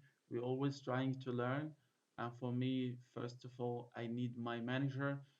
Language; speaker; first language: English; non-native, fluent; Arabic